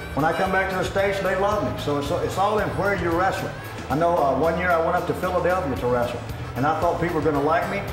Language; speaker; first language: English; native; English